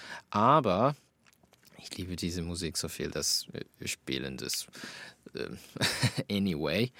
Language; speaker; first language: German; non-native, fluent; Finnish